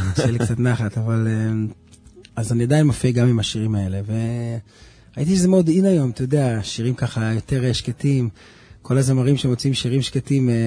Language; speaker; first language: Hebrew; early bilingual, other home language; English